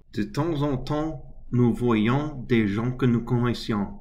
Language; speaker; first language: French; non-native, learner; English